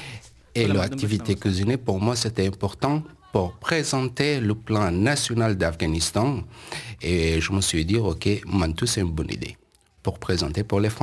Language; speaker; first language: French; non-native, learner; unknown